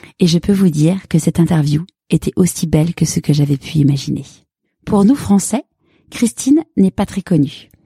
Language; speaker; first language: French; native; French